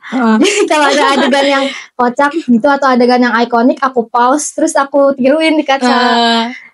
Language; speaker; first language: Indonesian; native; Indonesian